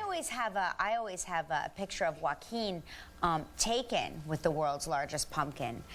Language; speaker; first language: English; native; English